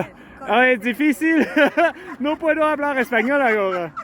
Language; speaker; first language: Spanish; non-native, learner; French